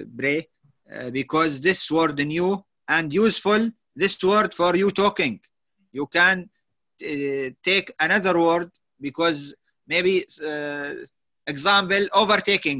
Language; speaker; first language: English; non-native, learner; Arabic